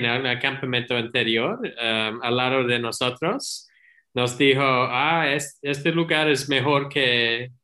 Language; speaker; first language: Spanish; non-native, learner; English